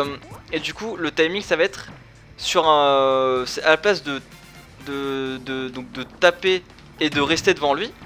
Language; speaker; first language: French; native; French